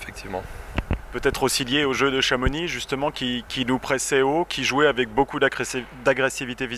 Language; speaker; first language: French; native; French